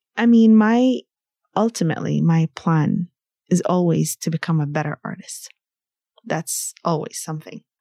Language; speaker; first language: English; early bilingual, other home language; Arabic